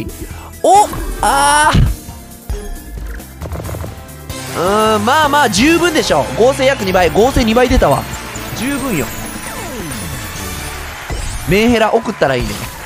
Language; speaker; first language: Japanese; native; Japanese